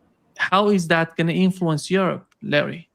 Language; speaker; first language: English; non-native, fluent; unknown